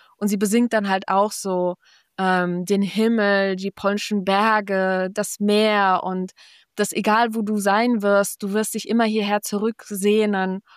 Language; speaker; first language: German; early bilingual, other home language; Polish